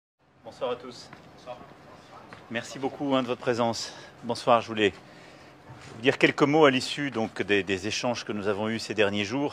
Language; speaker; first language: French; native; French